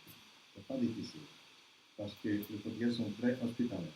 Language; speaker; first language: French; non-native, learner; Portuguese